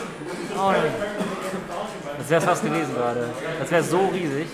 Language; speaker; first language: German; native; German